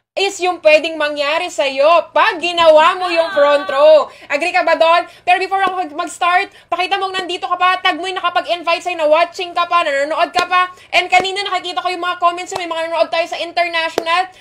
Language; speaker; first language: Filipino; non-native, local second language; Iloko